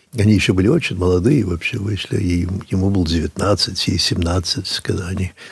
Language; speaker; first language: Russian; early bilingual, heritage; English